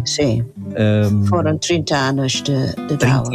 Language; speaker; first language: Portuguese; non-native, fluent; English